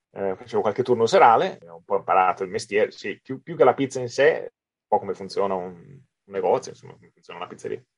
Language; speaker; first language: Italian; native; Italian